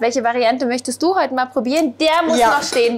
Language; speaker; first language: German; native; German